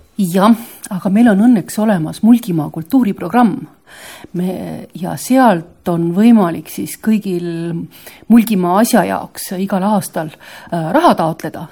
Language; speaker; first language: Estonian; native; Estonian